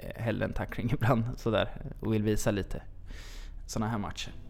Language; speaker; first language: Swedish; native; Swedish